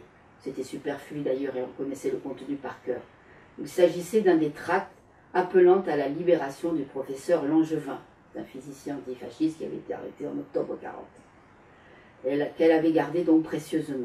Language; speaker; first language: French; native; French